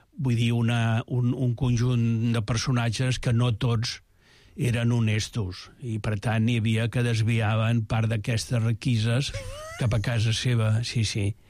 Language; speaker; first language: Catalan; native; Catalan